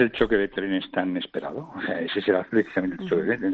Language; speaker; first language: Spanish; non-native, local second language; Catalan